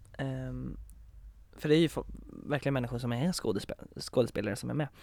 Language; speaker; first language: Swedish; native; Swedish